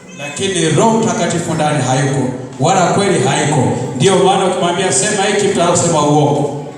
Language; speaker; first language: Swahili; non-native, local second language; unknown